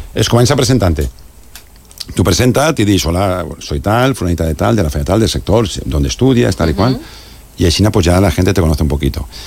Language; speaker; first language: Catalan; native; Catalan